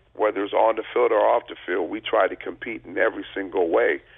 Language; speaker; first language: English; native; English